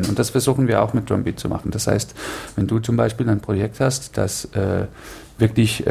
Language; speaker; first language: German; non-native, learner; Danish